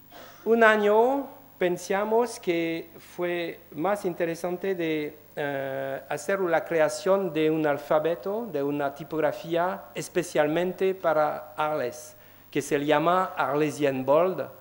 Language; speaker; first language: Spanish; non-native, learner; French